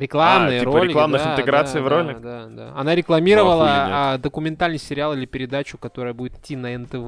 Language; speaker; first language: Russian; native; Russian